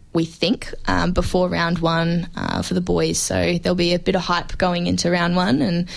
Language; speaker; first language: English; native; English